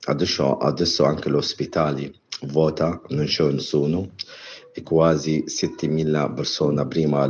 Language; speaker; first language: Italian; non-native, learner; Arabic